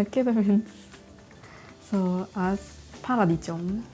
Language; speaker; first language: Hungarian; non-native, learner; Japanese